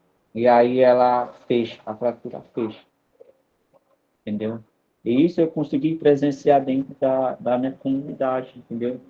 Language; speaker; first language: Portuguese; non-native, local second language; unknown